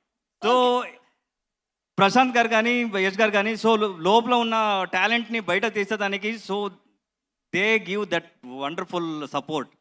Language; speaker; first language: Telugu; non-native, learner; Kannada